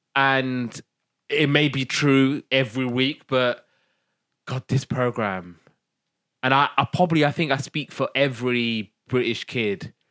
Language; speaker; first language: English; non-native, local second language; Somali